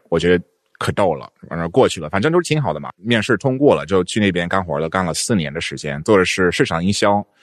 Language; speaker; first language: Chinese; non-native, fluent; English